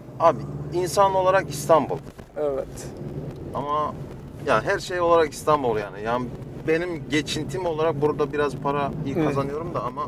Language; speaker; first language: Turkish; non-native, fluent; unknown